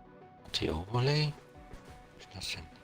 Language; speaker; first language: German; native; German